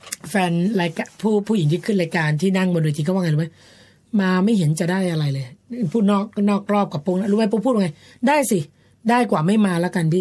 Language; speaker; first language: Thai; native; Thai